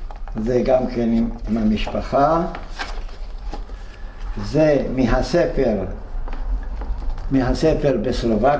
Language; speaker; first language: Hebrew; non-native, fluent; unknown